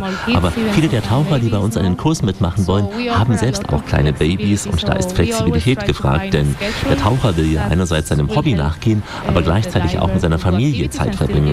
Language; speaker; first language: German; native; German